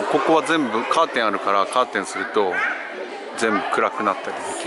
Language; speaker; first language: Japanese; native; Japanese